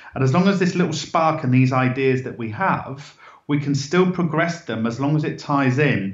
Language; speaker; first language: English; native; English